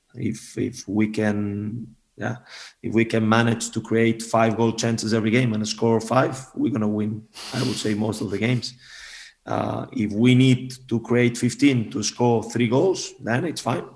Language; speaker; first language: English; non-native, fluent; Spanish